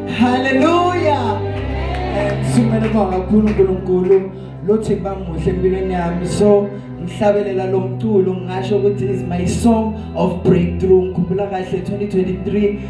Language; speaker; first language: Zulu; non-native, local second language; Swati